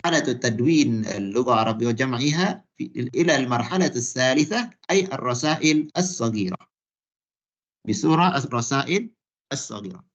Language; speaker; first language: Arabic; non-native, fluent; Malay